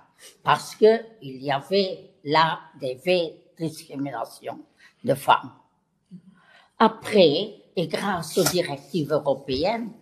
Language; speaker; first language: French; non-native, local second language; Luxembourgish